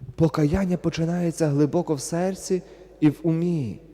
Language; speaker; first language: Ukrainian; native; Ukrainian